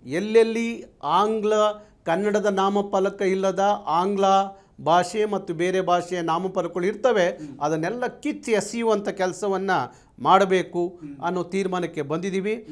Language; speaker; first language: Kannada; native; Kannada